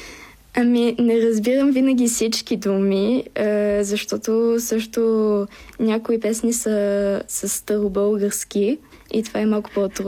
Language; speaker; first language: Bulgarian; early bilingual, heritage; Bulgarian